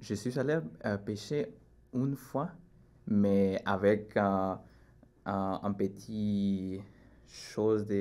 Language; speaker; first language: French; non-native, learner; Spanish